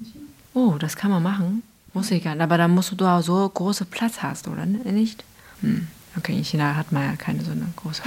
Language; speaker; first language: German; non-native, fluent; Chinese